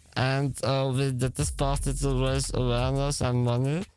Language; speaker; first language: English; non-native, fluent; Dutch